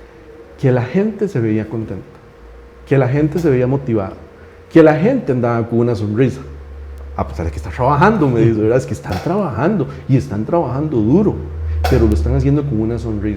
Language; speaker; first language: Spanish; native; Spanish